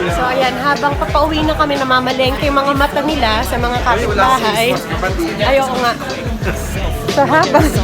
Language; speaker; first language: Filipino; native; Filipino